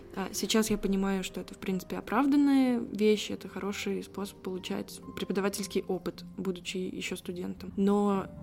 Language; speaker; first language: Russian; native; Russian